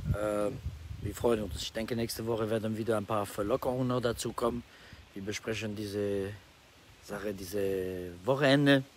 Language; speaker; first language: German; non-native, fluent; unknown